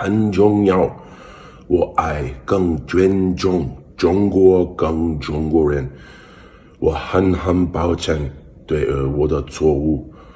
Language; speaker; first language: Chinese; non-native, learner; English